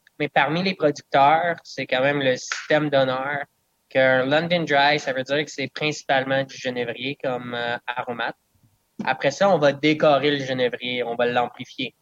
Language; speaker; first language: French; non-native, local second language; English